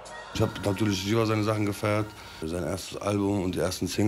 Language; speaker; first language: German; early bilingual, other home language; Kurdish